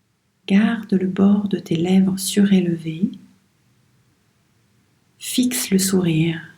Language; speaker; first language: French; native; French